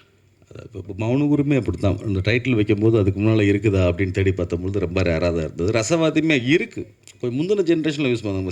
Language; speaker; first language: Tamil; native; Tamil